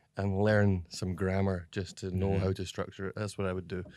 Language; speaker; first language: English; native; English